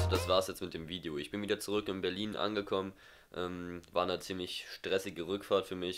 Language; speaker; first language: German; native; German